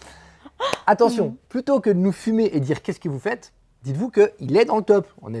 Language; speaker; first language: French; native; French